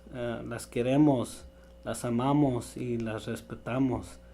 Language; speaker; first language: Spanish; early bilingual, other home language; English